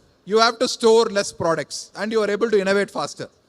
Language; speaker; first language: English; non-native, local second language; Tamil